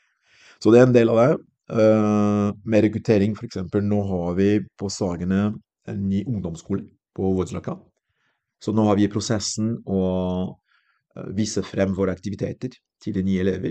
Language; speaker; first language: Norwegian; non-native, fluent; French